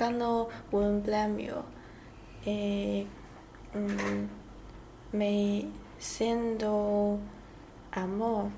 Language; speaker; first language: Spanish; non-native, learner; Chinese